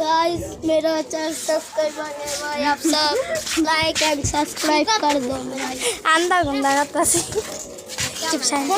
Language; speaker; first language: Hindi; non-native, learner; Bangla